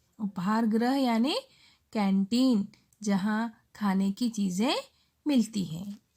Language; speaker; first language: Hindi; non-native, local second language; Urdu